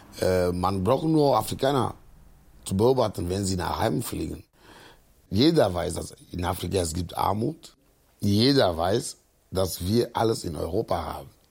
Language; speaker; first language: German; non-native, fluent; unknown